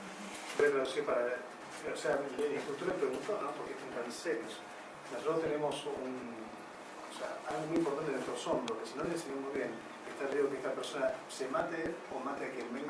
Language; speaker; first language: Spanish; native; Spanish